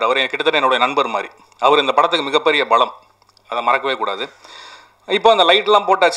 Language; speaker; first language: Tamil; native; Tamil